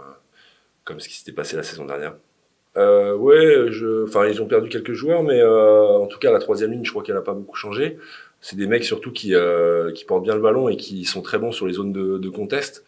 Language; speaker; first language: French; native; French